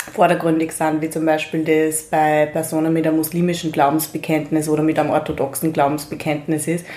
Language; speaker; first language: German; native; German